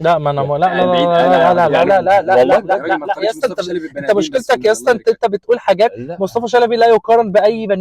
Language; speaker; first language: Arabic; native; Arabic